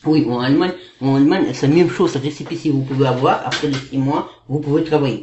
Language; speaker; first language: French; non-native, learner; Kazakh